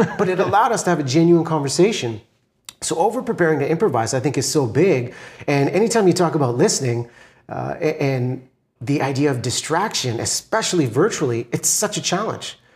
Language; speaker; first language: English; native; English